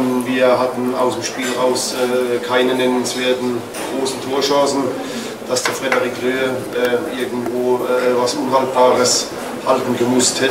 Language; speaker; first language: German; native; German